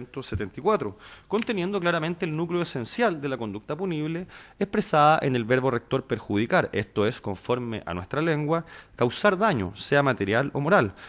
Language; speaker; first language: Spanish; native; Spanish